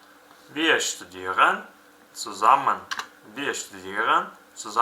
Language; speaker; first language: German; non-native, fluent; Uzbek